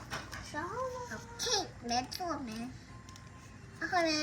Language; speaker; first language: Chinese; early bilingual, heritage; Chinese